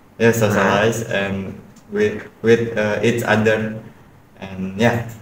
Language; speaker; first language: English; non-native, learner; Indonesian